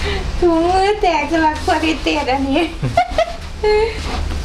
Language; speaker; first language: German; non-native, learner; Thai